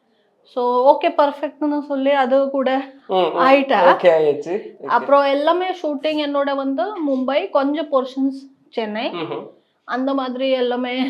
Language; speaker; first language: Tamil; non-native, learner; Malayalam